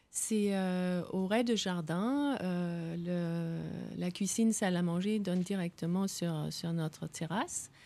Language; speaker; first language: French; non-native, fluent; Danish